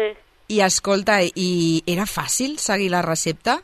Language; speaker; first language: Catalan; native; Catalan